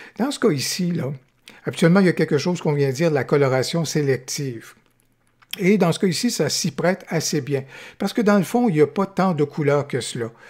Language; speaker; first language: French; native; French